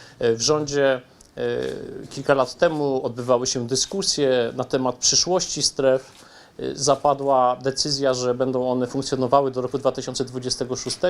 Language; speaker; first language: Polish; native; Polish